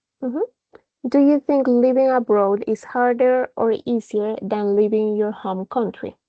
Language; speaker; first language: English; non-native, fluent; Spanish